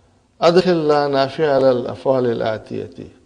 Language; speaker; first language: Arabic; non-native, fluent; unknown